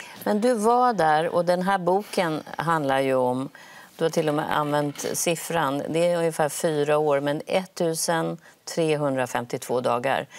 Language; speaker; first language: Swedish; native; Swedish